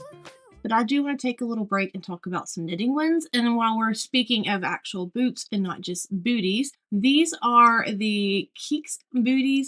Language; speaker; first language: English; native; English